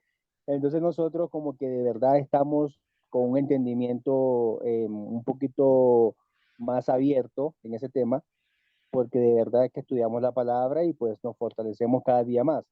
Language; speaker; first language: Spanish; native; Spanish